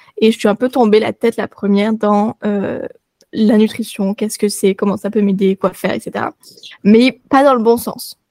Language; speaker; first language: French; native; French